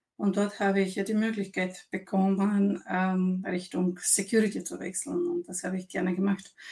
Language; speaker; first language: German; non-native, fluent; Bulgarian